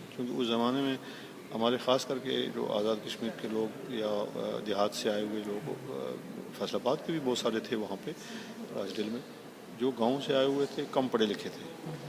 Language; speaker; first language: Urdu; non-native, local second language; Pahari-Potwari